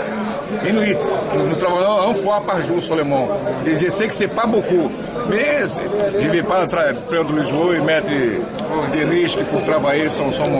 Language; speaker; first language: French; non-native, learner; Portuguese